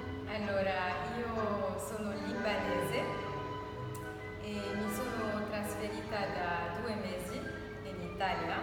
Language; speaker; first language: Italian; non-native, learner; Arabic